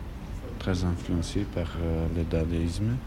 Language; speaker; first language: French; non-native, fluent; German